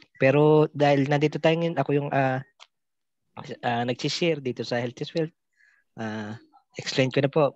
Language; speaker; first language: Filipino; non-native, local second language; Cebuano